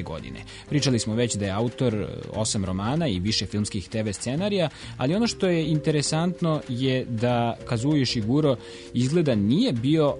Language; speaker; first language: Serbian; native; Serbian